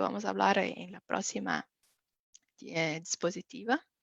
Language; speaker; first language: Spanish; non-native, fluent; Portuguese